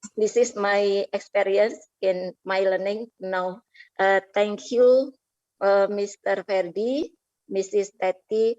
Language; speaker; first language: English; non-native, learner; Indonesian